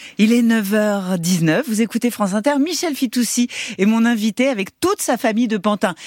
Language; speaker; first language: French; native; French